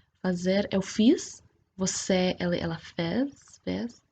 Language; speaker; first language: Portuguese; non-native, fluent; English